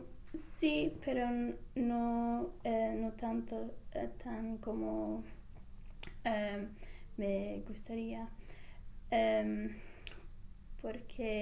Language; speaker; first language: Spanish; non-native, fluent; English